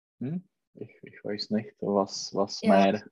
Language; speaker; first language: German; non-native, learner; Czech